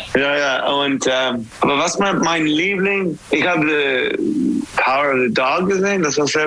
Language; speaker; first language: German; non-native, learner; English